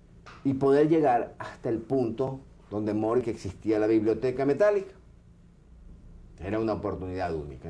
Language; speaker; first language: Spanish; native; Spanish